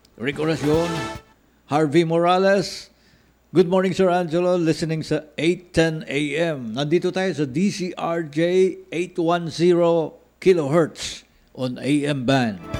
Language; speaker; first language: Filipino; non-native, local second language; Cebuano